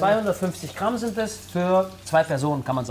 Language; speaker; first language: German; early bilingual, other home language; Italian